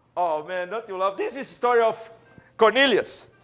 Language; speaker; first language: English; non-native, fluent; Portuguese